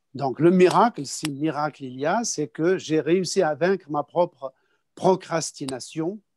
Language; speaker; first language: French; non-native, local second language; Kabyle